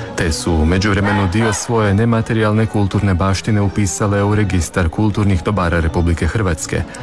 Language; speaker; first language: Croatian; native; Croatian